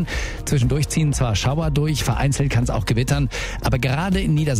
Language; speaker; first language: German; native; German